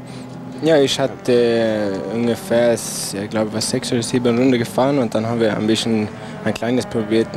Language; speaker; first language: German; non-native, learner; Swedish